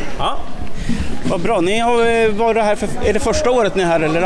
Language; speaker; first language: Swedish; native; Swedish